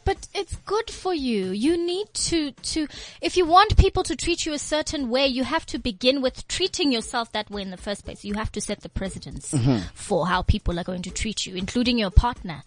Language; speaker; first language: English; non-native, local second language; Tswana